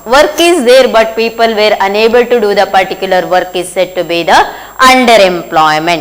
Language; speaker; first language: English; non-native, local second language; Kannada